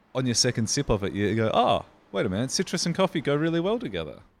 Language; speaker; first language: English; native; English